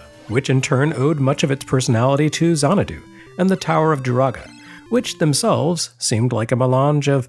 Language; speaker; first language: English; native; English